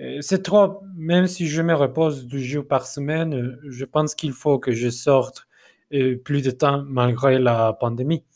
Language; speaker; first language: French; non-native, fluent; Spanish